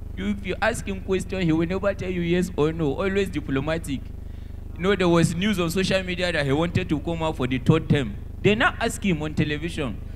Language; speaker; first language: Nigerian Pidgin; non-native, local second language; Hausa